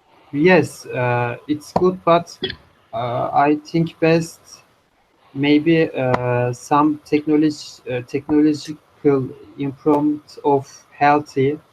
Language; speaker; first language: English; non-native, learner; Turkish